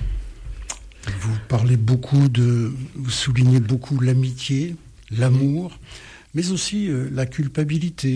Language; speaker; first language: French; native; French